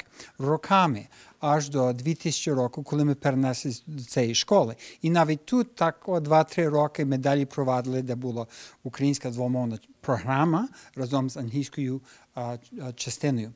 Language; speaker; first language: Ukrainian; early bilingual, heritage; Ukrainian